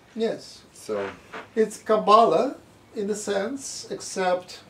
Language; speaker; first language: English; non-native, fluent; Russian